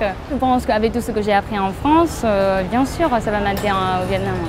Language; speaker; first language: French; non-native, fluent; Vietnamese